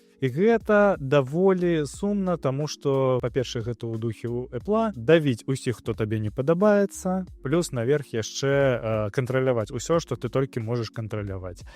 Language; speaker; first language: Belarusian; non-native, local second language; Russian